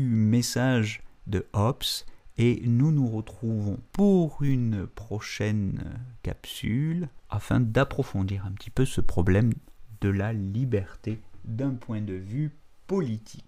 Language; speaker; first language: French; native; French